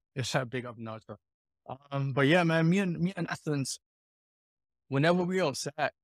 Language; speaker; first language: English; early bilingual, heritage; Italian